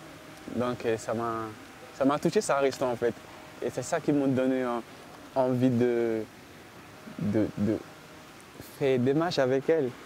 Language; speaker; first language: French; non-native, learner; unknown